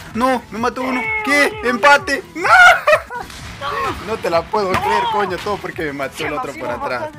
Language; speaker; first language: Spanish; native; Spanish